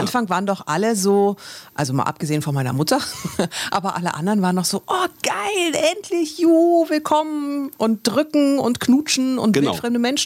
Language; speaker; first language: German; native; German